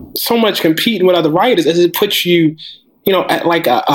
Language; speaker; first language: English; native; English